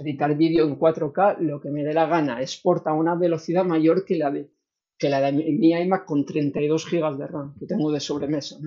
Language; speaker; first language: Spanish; native; Spanish